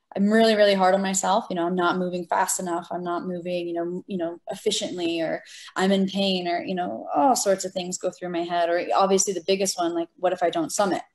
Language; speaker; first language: English; native; English